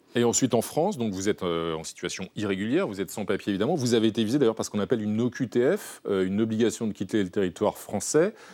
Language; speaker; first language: French; native; French